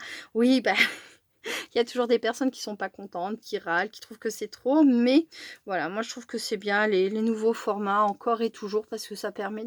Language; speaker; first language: French; native; French